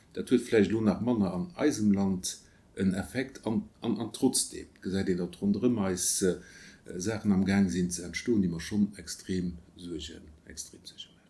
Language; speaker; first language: Luxembourgish; native; Luxembourgish